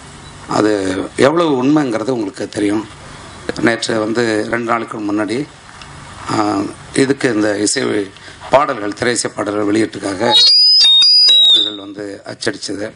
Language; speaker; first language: Tamil; native; Tamil